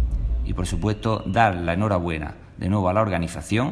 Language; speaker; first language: Spanish; native; Spanish